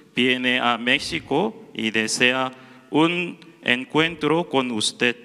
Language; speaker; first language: Spanish; non-native, learner; Korean